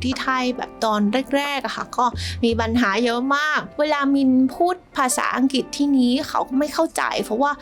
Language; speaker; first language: Thai; non-native, fluent; Vietnamese